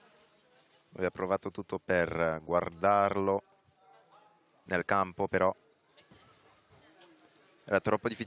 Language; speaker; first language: Italian; non-native, fluent; French